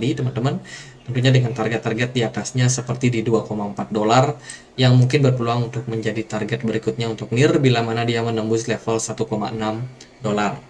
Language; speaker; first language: Indonesian; native; Indonesian